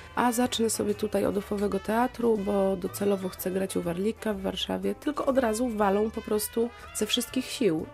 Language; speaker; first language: Polish; native; Polish